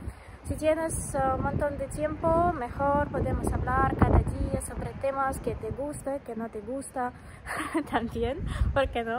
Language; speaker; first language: Spanish; non-native, fluent; Russian